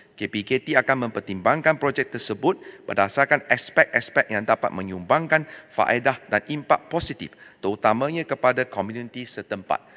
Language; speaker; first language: Malay; non-native, local second language; Chinese